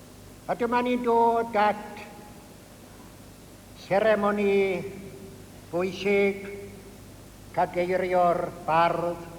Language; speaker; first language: Welsh; native; Welsh